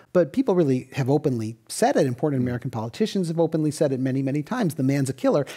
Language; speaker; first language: English; native; English